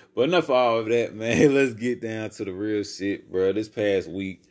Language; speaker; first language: English; native; English